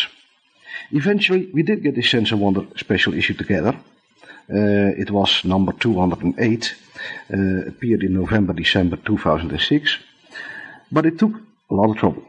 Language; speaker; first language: English; non-native, fluent; Dutch